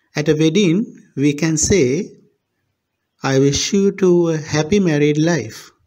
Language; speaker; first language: English; non-native, local second language; Sinhala